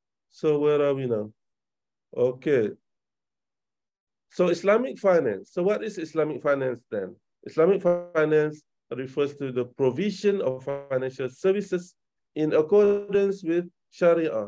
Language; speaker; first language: English; non-native, local second language; Malay